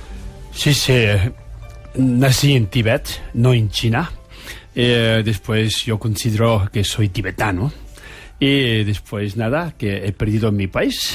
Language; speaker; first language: Spanish; non-native, learner; Tibetan